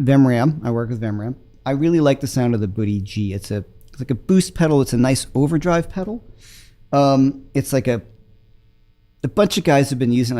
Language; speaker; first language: English; native; English